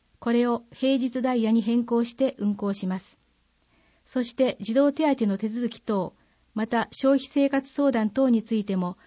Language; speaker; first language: Japanese; native; Japanese